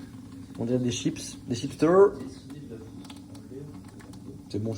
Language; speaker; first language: French; native; French